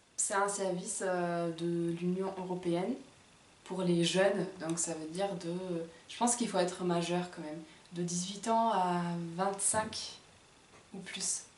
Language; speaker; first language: French; non-native, fluent; German